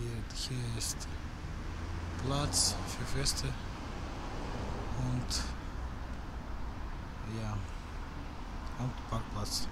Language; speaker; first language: German; non-native, learner; Russian